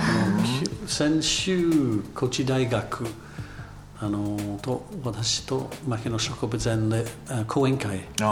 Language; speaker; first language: Japanese; non-native, learner; English